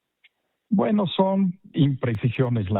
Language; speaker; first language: Spanish; native; Spanish